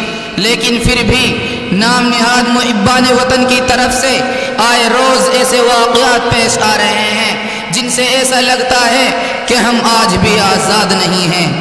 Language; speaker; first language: Urdu; native; Urdu